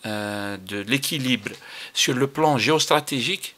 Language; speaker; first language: French; non-native, local second language; Arabic